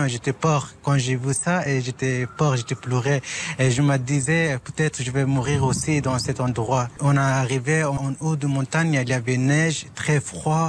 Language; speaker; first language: French; non-native, learner; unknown